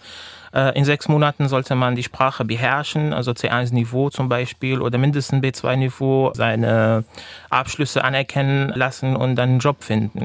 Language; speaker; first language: German; non-native, fluent; Arabic